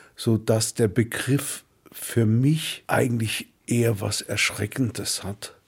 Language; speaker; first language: German; native; German